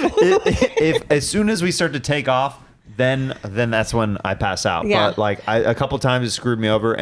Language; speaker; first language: English; native; English